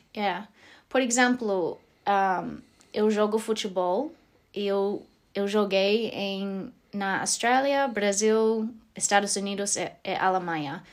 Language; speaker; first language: Portuguese; non-native, fluent; English